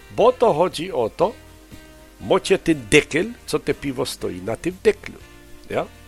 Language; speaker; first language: Polish; native; Polish